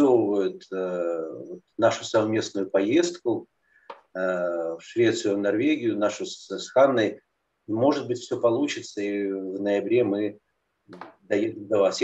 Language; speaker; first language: Russian; native; Russian